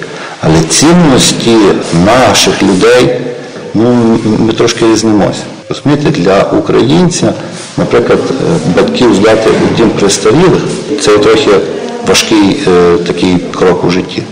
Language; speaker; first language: Ukrainian; native; Ukrainian